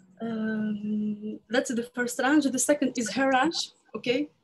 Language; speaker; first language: English; non-native, learner; French